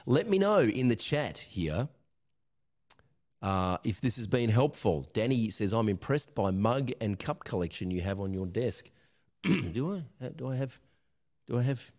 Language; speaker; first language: English; native; English